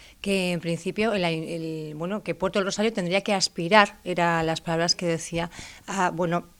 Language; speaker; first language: Spanish; native; Spanish